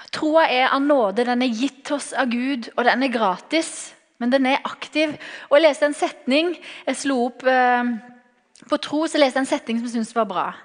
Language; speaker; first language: Norwegian; native; Norwegian